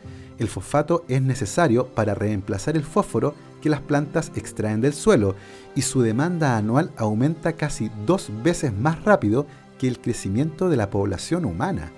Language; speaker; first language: Spanish; native; Spanish